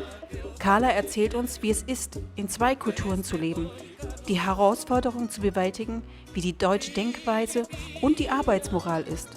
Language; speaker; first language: German; early bilingual, other home language; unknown